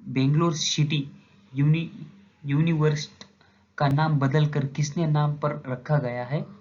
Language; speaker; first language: Hindi; non-native, local second language; Marathi